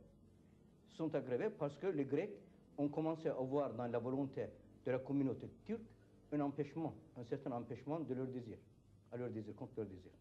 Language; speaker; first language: French; non-native, fluent; Turkish